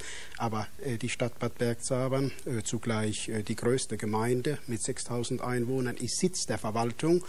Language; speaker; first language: German; native; German